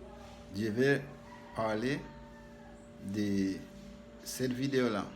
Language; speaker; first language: French; non-native, learner; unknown